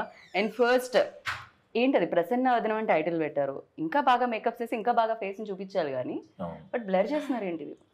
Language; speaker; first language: Telugu; native; Telugu